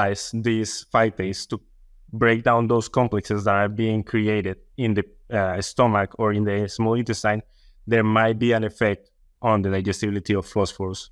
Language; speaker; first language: English; non-native, fluent; Spanish